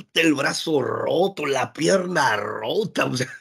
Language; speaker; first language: Spanish; native; Spanish